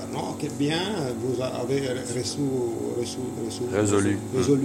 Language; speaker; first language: French; non-native, fluent; Italian